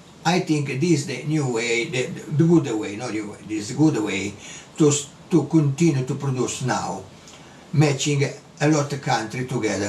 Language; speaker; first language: English; non-native, learner; Italian